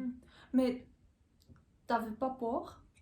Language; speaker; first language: French; non-native, learner; Korean